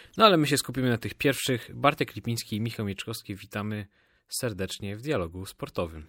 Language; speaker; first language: Polish; native; Polish